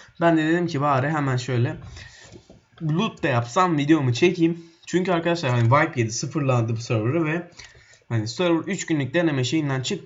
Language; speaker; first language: Turkish; native; Turkish